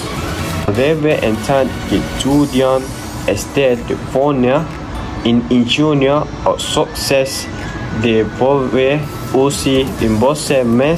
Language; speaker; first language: French; non-native, learner; Malay